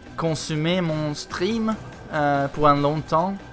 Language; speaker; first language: French; non-native, learner; Swedish